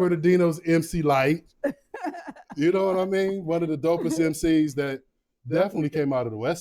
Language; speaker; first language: English; native; English